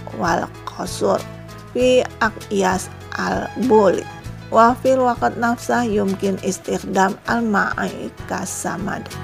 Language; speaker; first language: Arabic; non-native, fluent; Indonesian